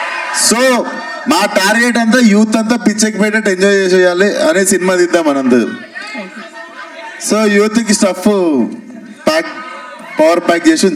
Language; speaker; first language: Telugu; native; Telugu